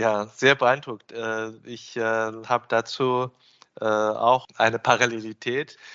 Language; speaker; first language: German; non-native, fluent; Chinese